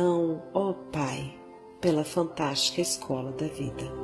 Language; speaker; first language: Portuguese; native; Portuguese